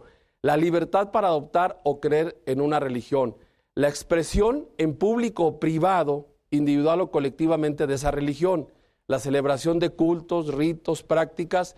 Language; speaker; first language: Spanish; native; Spanish